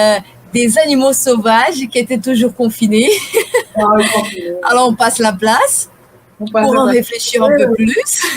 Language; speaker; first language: French; non-native, fluent; Portuguese